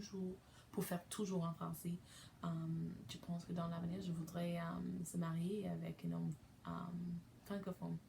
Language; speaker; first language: French; non-native, learner; English